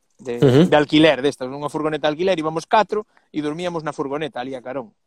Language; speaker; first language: Galician; non-native, local second language; Spanish